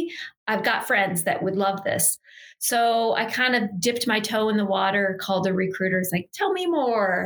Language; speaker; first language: English; native; English